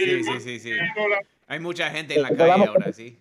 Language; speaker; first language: Spanish; non-native, learner; English